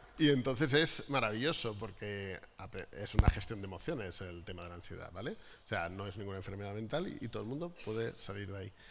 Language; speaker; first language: Spanish; native; Spanish